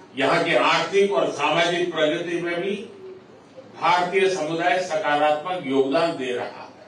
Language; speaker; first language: Hindi; non-native, local second language; Gujarati